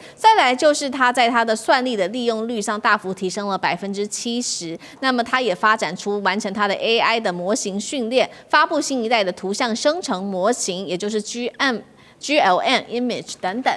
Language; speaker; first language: Chinese; native; Chinese